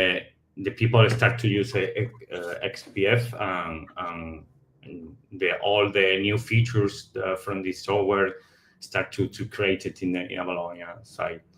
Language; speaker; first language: English; non-native, learner; Spanish